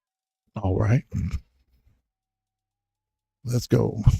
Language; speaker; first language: English; native; English